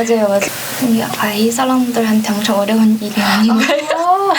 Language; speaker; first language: Korean; non-native, fluent; Chinese